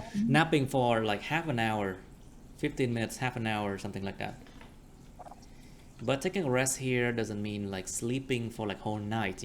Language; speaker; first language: English; non-native, fluent; Vietnamese